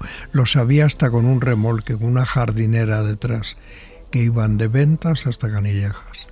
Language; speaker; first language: Spanish; native; Spanish